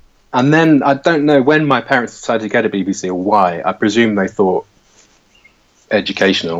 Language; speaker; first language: English; native; English